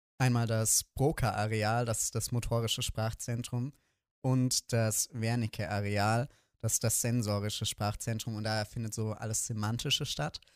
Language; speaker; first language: German; native; German